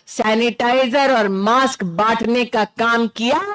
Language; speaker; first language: Hindi; non-native, local second language; Gujarati